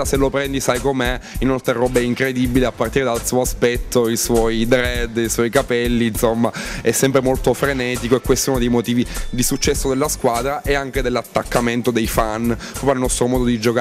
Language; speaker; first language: Italian; native; Italian